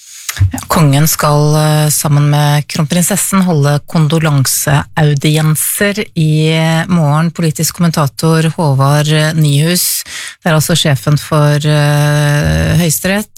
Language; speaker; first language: Norwegian; native; Norwegian